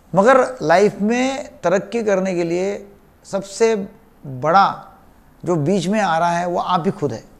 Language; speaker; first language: Hindi; non-native, local second language; Marathi